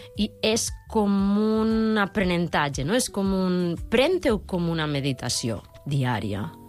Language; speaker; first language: Catalan; native; Catalan